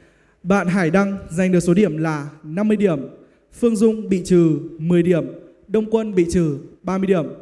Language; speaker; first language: Vietnamese; native; Vietnamese